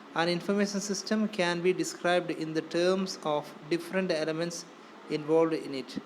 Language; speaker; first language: English; non-native, local second language; Malayalam